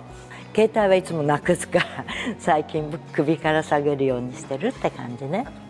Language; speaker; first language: Japanese; native; Japanese